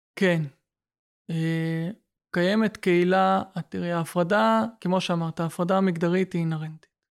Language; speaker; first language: Hebrew; non-native, fluent; Russian